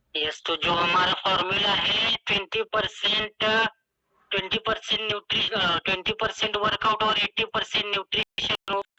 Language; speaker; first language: Hindi; non-native, local second language; Marathi